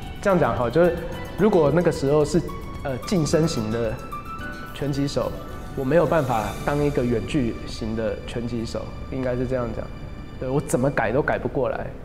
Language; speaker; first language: Chinese; non-native, local second language; Min Nan Chinese